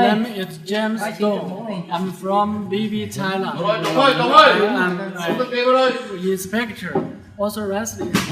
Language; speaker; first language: English; non-native, learner; Chinese